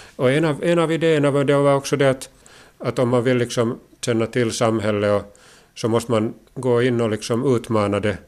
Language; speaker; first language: Swedish; native; Swedish